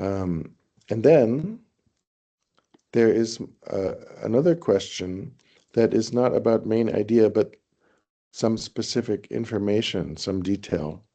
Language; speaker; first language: English; non-native, fluent; Thai